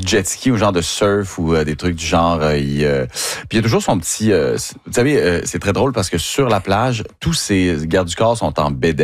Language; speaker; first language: French; native; French